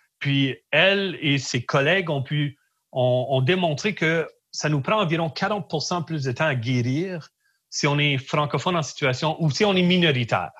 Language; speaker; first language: French; native; French